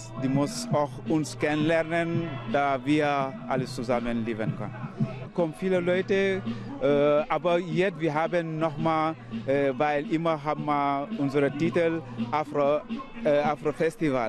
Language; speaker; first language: German; non-native, learner; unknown